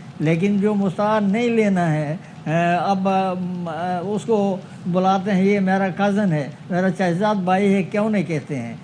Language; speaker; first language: Urdu; non-native, local second language; Shina